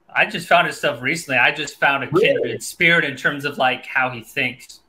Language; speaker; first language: English; native; English